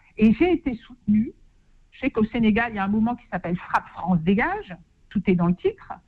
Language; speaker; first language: French; native; French